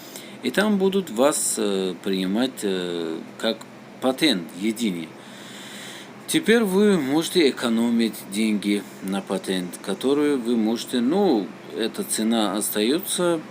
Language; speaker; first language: Russian; non-native, learner; Tajik